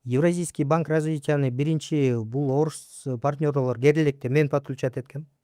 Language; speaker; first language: Russian; non-native, local second language; Kyrgyz